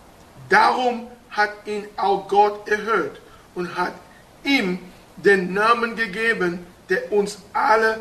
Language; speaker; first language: German; non-native, fluent; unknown